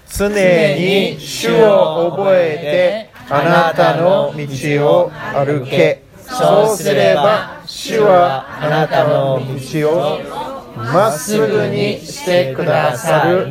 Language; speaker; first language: Japanese; non-native, learner; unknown